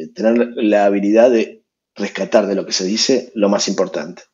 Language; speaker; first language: Spanish; native; Spanish